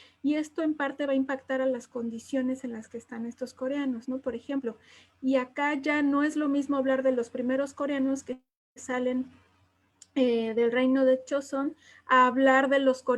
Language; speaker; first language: Spanish; native; Spanish